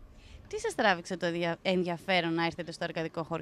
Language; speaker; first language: Greek; native; Greek